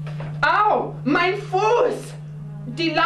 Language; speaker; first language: German; non-native, learner; English